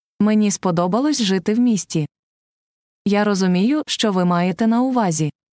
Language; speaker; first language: Ukrainian; native; Ukrainian